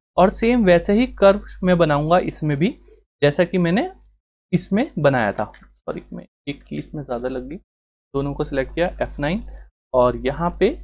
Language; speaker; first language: Hindi; native; Hindi